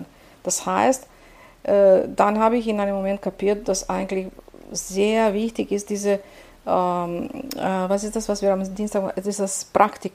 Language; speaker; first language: German; non-native, fluent; Serbian